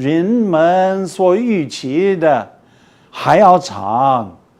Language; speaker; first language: Chinese; non-native, fluent; English